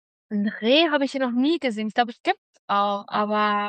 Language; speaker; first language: German; native; German